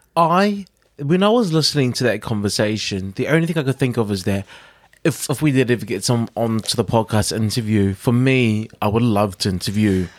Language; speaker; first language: English; native; English